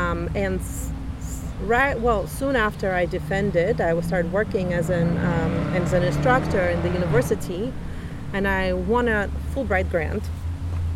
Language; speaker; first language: English; non-native, fluent; Russian